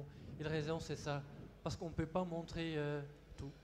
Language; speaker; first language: French; non-native, local second language; Dutch